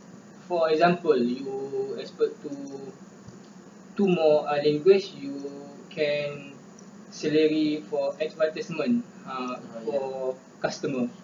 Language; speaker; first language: English; non-native, learner; Malay